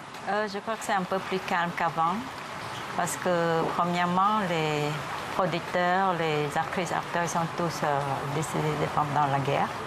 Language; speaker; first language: French; non-native, fluent; Khmer